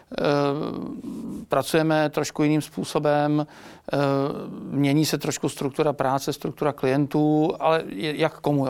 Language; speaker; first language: Czech; native; Czech